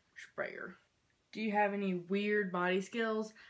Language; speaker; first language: English; native; English